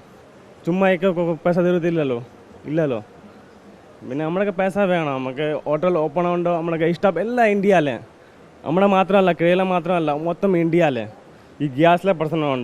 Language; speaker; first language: Malayalam; non-native, learner; Hindi